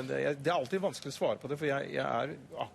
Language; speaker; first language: Norwegian; native; Norwegian